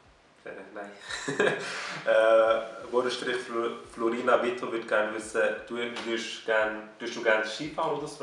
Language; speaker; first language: German; native; German